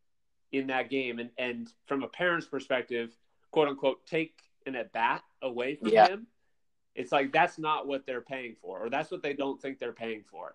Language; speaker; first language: English; native; English